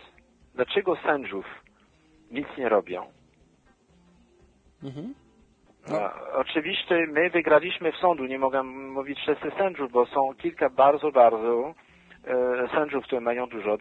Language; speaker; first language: Polish; non-native, fluent; French